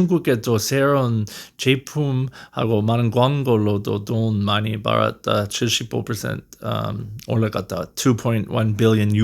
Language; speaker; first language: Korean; non-native, learner; English